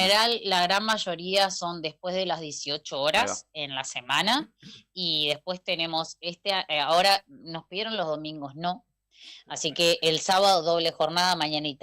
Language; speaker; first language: Spanish; native; Spanish